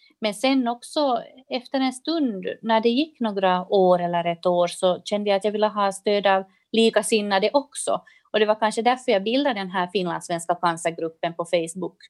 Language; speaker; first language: Swedish; native; Swedish